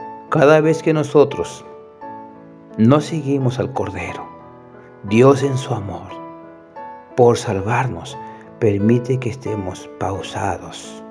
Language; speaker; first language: Spanish; native; Spanish